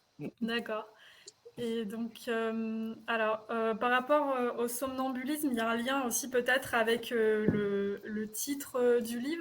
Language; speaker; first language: French; native; French